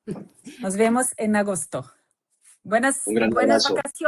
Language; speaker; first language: Spanish; non-native, fluent; Portuguese